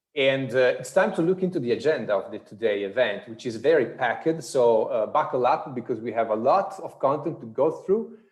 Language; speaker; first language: English; non-native, fluent; Italian